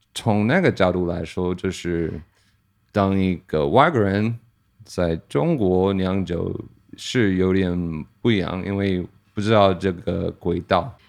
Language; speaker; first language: Chinese; non-native, fluent; English